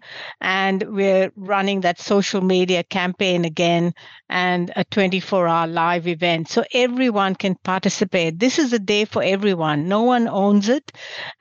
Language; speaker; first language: English; non-native, local second language; Gujarati